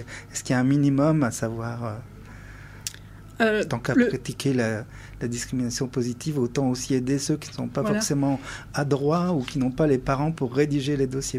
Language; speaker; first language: French; native; French